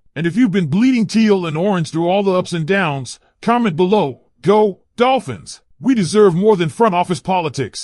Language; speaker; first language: English; native; English